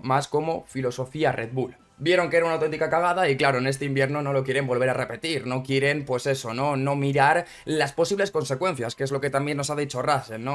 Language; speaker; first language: Spanish; native; Spanish